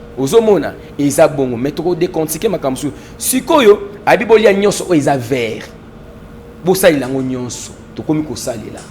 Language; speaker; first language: Lingala; non-native, local second language; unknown